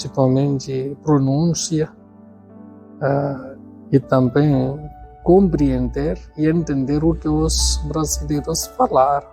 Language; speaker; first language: Portuguese; non-native, fluent; Tamil